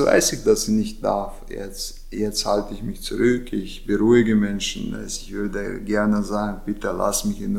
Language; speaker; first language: German; non-native, fluent; Chechen